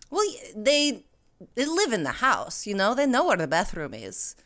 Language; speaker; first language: English; non-native, fluent; Russian